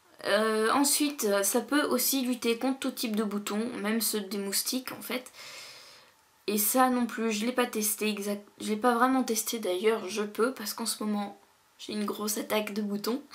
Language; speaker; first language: French; native; French